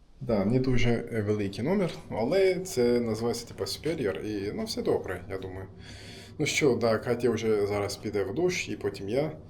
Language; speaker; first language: Ukrainian; non-native, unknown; Turkish